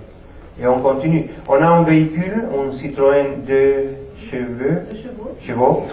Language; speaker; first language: French; non-native, fluent; Spanish